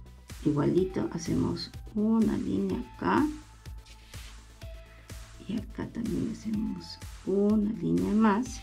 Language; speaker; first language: Spanish; native; Spanish